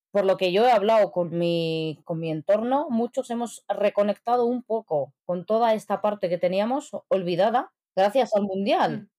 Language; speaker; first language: Spanish; native; Spanish